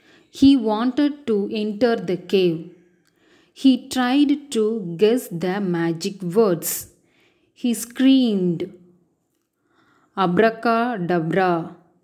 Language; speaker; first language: English; non-native, local second language; Tamil